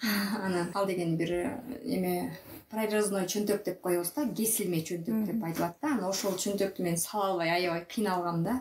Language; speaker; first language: Kyrgyz; native; Kyrgyz